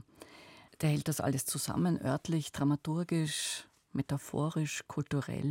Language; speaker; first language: German; native; German